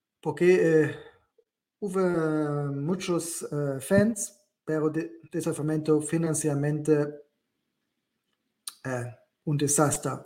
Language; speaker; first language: Spanish; non-native, learner; German